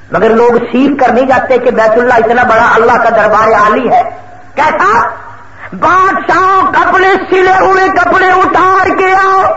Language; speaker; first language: Urdu; non-native, local second language; Saraiki